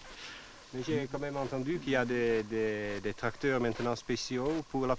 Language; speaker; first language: French; non-native, fluent; Dutch